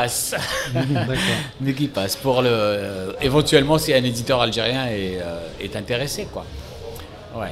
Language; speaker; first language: French; non-native, local second language; Arabic